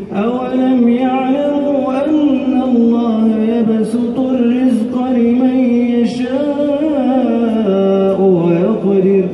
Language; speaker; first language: Arabic; native; Arabic